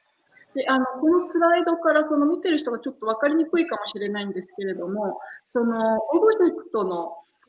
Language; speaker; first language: Japanese; native; Japanese